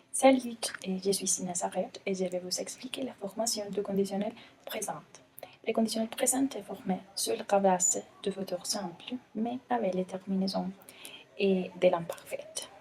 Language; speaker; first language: French; non-native, learner; Spanish